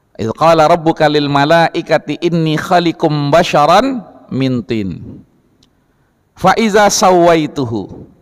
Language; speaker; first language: Indonesian; non-native, local second language; Minangkabau